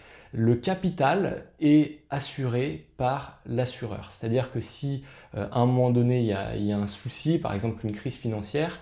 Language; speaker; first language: French; native; French